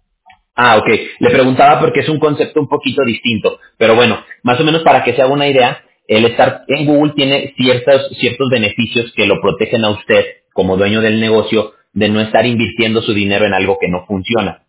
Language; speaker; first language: Spanish; native; Spanish